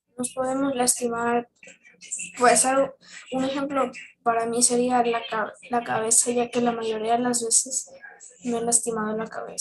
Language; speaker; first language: Spanish; native; Spanish